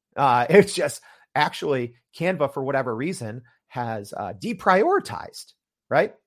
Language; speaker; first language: English; native; English